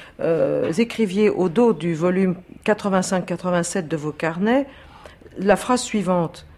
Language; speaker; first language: French; native; French